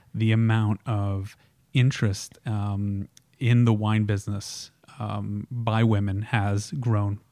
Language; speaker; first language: English; non-native, fluent; Swiss German